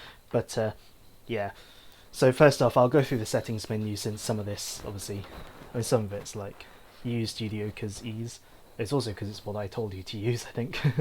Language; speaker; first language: English; native; English